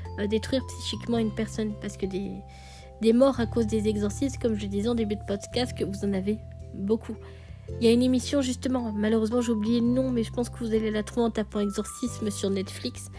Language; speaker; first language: French; native; French